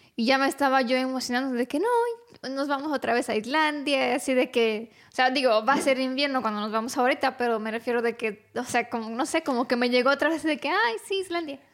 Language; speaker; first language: Spanish; non-native, fluent; Romanian